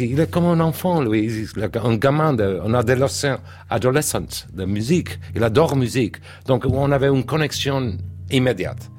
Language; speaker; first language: French; non-native, learner; English